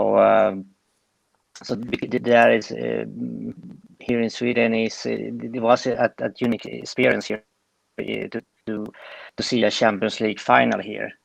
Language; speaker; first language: English; non-native, fluent; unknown